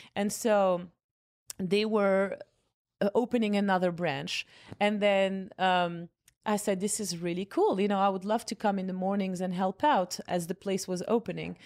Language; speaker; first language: English; non-native, fluent; Arabic